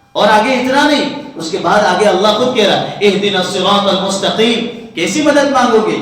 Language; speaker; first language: Urdu; non-native, local second language; Gujarati